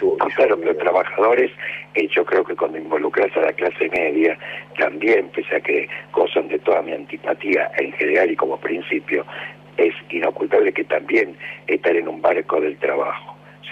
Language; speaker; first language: Spanish; native; Spanish